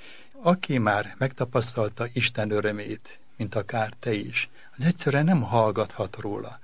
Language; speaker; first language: Hungarian; native; Hungarian